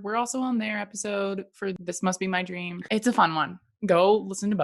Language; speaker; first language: English; native; English